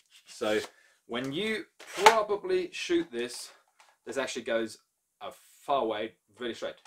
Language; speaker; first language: English; non-native, fluent; German